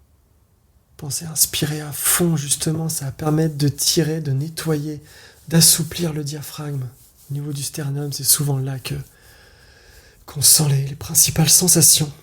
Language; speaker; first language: French; native; French